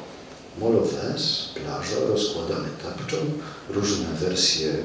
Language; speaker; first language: Polish; native; Polish